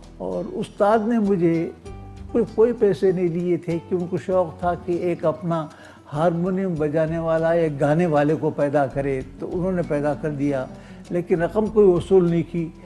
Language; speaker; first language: Urdu; native; Urdu